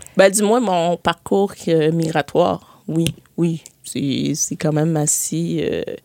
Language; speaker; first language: French; early bilingual, other home language; Haitian Creole